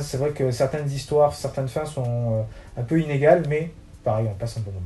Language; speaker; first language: French; native; French